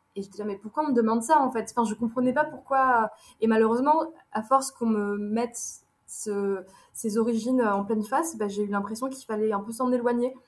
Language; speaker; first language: French; early bilingual, other home language; Arabic